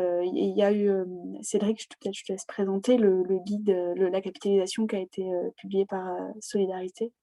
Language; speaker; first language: French; native; French